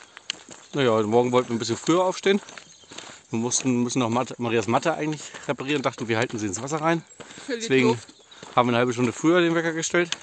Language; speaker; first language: German; native; German